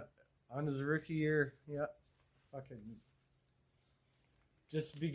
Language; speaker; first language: English; native; English